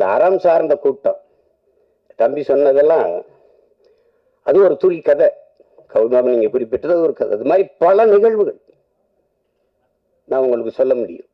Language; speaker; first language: Tamil; native; Tamil